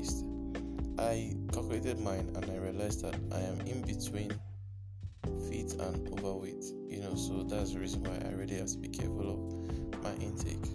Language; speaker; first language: English; non-native, local second language; Yoruba